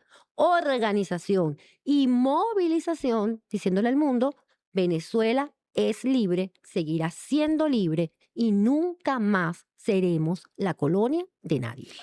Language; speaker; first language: Spanish; native; Spanish